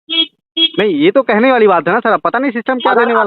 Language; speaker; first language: Hindi; native; Hindi